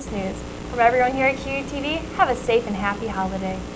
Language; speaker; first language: English; native; English